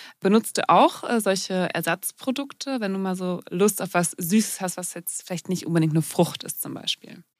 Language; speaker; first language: German; native; German